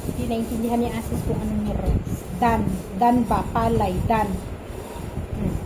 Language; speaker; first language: Filipino; non-native, local second language; Iloko